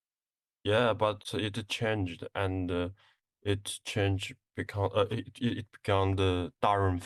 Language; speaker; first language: English; non-native, learner; Chinese